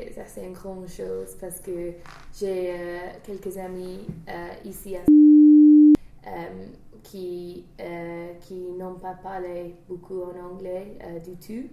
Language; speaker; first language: French; non-native, learner; English